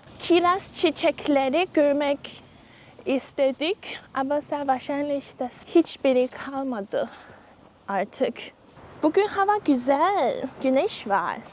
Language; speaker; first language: Turkish; non-native, learner; Chinese